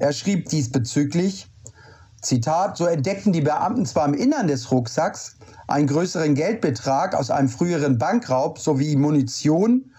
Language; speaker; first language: German; native; German